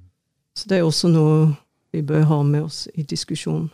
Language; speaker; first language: Norwegian; non-native, fluent; English